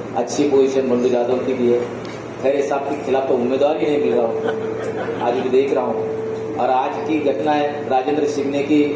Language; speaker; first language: Hindi; non-native, local second language; Marathi